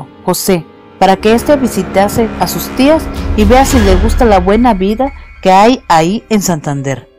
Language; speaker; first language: Spanish; native; Spanish